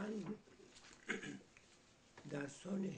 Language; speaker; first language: Persian; early bilingual, heritage; Persian